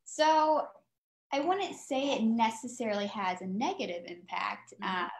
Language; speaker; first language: English; native; English